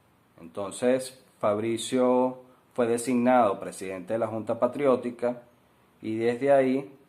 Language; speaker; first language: Spanish; native; Spanish